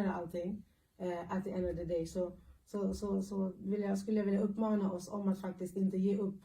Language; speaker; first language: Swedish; early bilingual, other home language; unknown